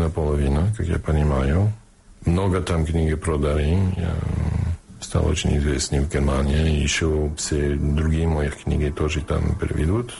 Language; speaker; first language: Russian; non-native, fluent; English